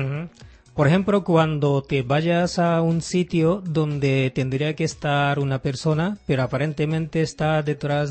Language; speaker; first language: Spanish; non-native, fluent; Japanese